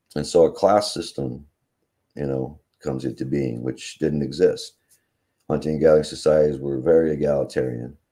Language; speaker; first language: English; native; English